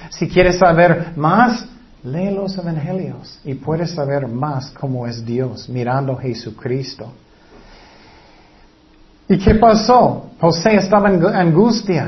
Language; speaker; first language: Spanish; non-native, fluent; English